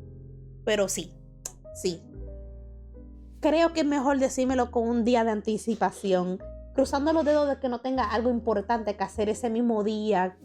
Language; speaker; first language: Spanish; early bilingual, heritage; Spanish